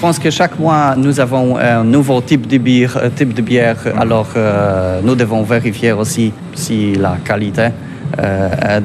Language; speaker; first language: French; non-native, learner; Polish